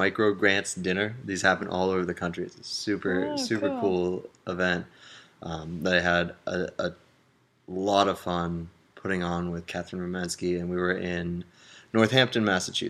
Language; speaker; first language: English; native; English